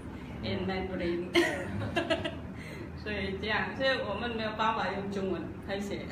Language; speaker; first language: Chinese; non-native, learner; Javanese